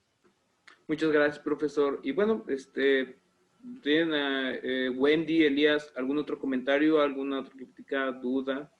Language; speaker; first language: Spanish; native; Spanish